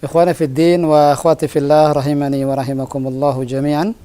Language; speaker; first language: Arabic; non-native, fluent; Indonesian